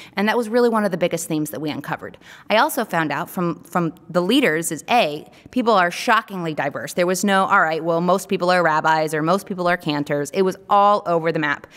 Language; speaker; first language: English; native; English